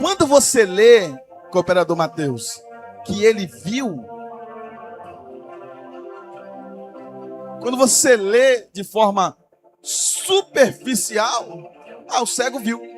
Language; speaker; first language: Portuguese; native; Portuguese